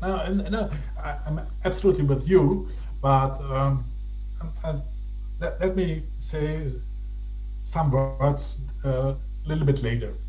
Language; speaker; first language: English; non-native, fluent; German